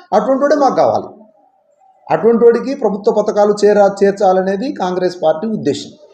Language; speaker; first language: Telugu; native; Telugu